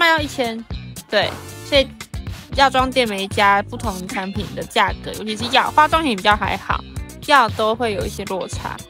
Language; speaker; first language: Chinese; native; Chinese